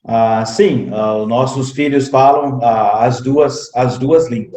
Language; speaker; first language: Portuguese; non-native, fluent; English